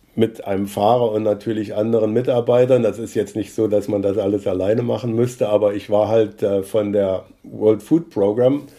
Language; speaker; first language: German; native; German